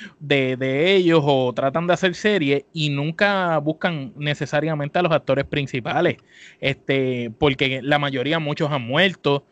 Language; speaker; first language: Spanish; native; Spanish